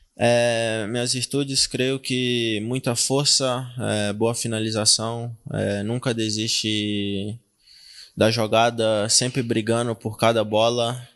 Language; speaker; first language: Portuguese; native; Portuguese